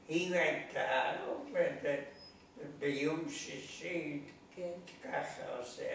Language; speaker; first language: Hebrew; non-native, learner; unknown